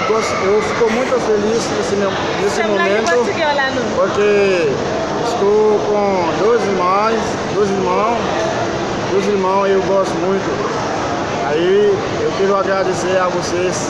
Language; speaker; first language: Portuguese; non-native, learner; Haitian Creole